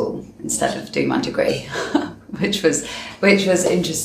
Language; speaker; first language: English; native; English